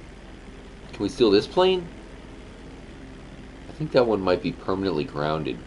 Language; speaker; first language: English; native; English